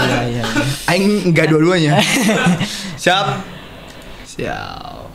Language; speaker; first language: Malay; non-native, local second language; Sundanese